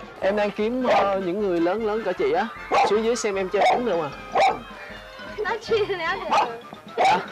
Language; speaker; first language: Vietnamese; native; Vietnamese